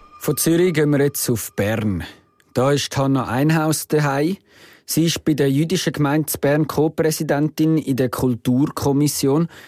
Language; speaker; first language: German; native; German